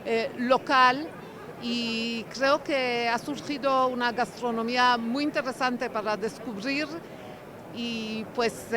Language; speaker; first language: Spanish; non-native, fluent; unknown